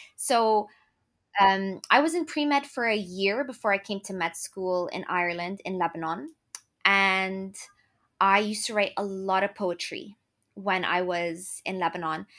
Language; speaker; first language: English; non-native, fluent; Arabic